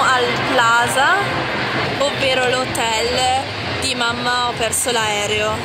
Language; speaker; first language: Italian; native; Italian